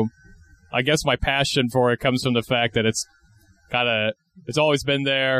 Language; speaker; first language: English; native; English